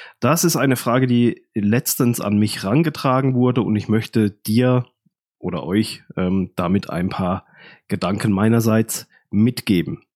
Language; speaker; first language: German; native; German